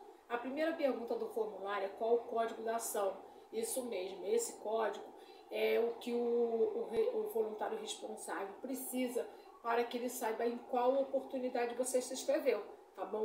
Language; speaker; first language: Portuguese; native; Portuguese